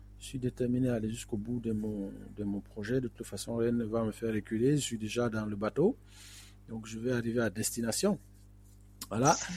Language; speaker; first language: French; non-native, local second language; Fula